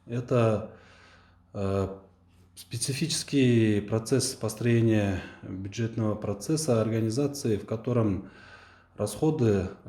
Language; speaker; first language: Russian; non-native, local second language; Kyrgyz